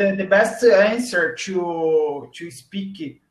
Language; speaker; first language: English; non-native, learner; Portuguese